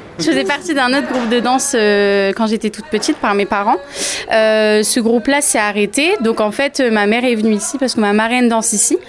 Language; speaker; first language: French; native; French